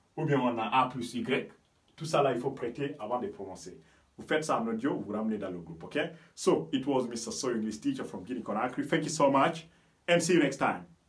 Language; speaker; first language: French; non-native, local second language; Fula